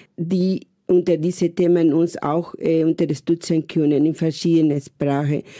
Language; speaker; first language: German; non-native, fluent; Spanish